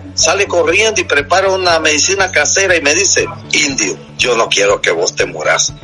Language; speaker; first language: Spanish; native; Spanish